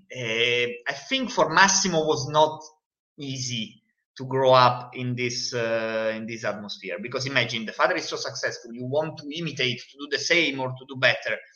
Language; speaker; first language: English; non-native, fluent; Italian